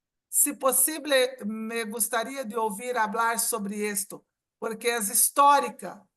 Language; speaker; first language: Portuguese; non-native, fluent; Spanish